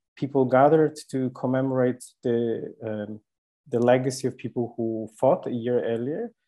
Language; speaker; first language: English; non-native, fluent; Polish